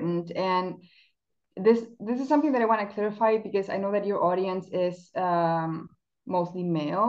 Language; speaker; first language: English; non-native, fluent; Spanish